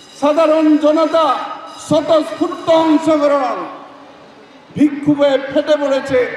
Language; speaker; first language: Bangla; non-native, learner; Assamese